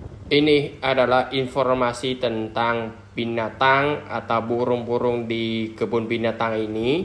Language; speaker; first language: Indonesian; non-native, learner; Vietnamese